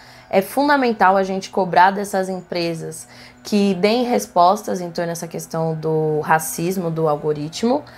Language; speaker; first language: Portuguese; native; Portuguese